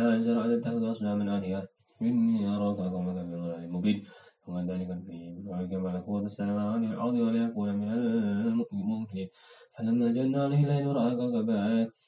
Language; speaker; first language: Arabic; non-native, learner; Indonesian